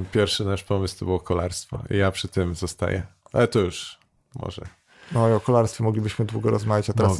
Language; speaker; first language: Polish; native; Polish